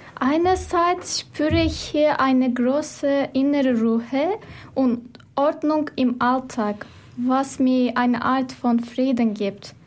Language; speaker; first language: German; non-native, fluent; Turkish